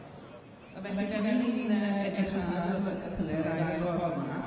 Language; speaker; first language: Welsh; native; Welsh